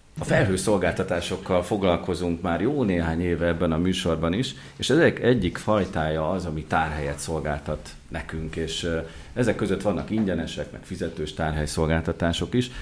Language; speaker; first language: Hungarian; native; Hungarian